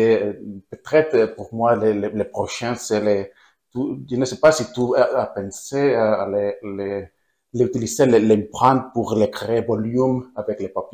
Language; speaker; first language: French; non-native, learner; Spanish